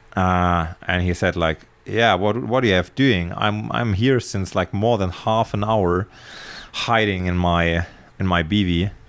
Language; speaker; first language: English; non-native, fluent; German